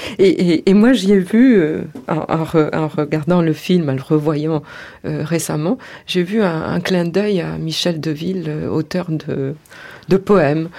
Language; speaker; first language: French; native; French